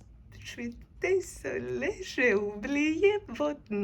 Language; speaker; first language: French; non-native, fluent; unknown